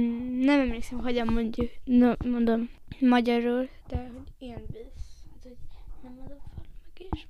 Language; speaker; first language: Hungarian; early bilingual, heritage; Hungarian